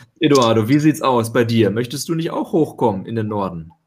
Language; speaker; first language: German; native; German